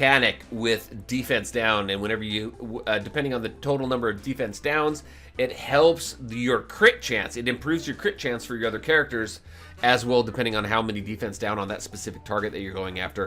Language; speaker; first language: English; native; English